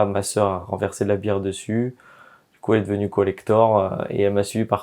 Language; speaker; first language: French; native; French